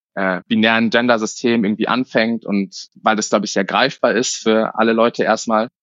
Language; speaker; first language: German; native; German